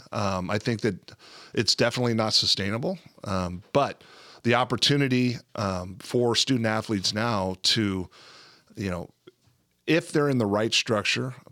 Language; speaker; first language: English; native; English